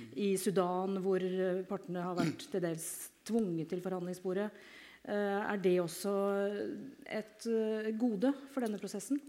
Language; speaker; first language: Norwegian; native; Norwegian